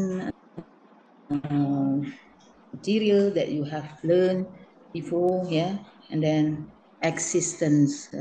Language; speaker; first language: English; non-native, learner; Indonesian